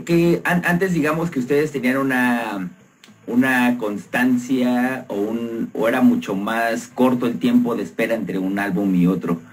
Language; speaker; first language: Spanish; native; Spanish